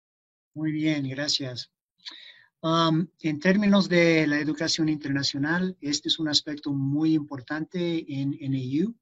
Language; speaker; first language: Spanish; non-native, fluent; English